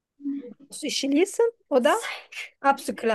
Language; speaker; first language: German; non-native, learner; Turkish